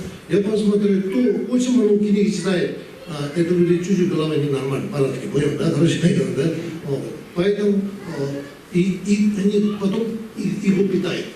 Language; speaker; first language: Russian; non-native, learner; Tibetan